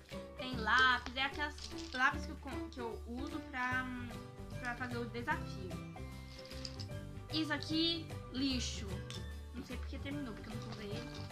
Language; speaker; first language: Portuguese; early bilingual, heritage; Portuguese